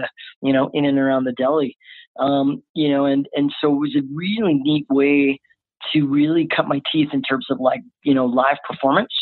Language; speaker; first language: English; native; English